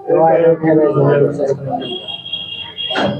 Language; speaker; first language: English; non-native, learner; Hindi